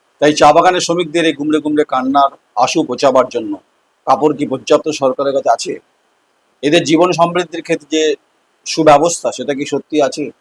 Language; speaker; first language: Bangla; native; Bangla